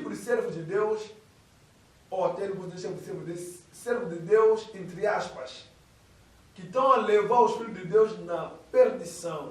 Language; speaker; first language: Portuguese; non-native, fluent; Lingala